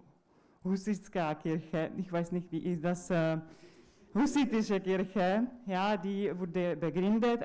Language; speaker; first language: German; non-native, fluent; Czech